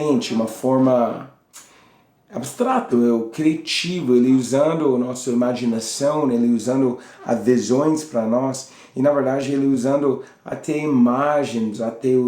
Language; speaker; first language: Portuguese; non-native, learner; English